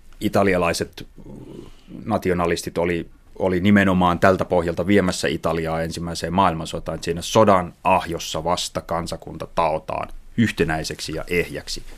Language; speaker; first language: Finnish; native; Finnish